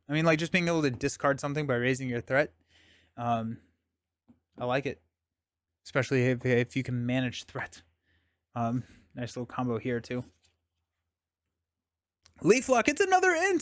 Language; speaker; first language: English; native; English